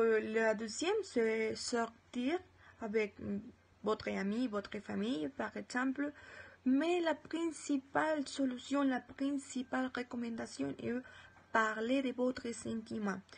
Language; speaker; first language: French; non-native, learner; Spanish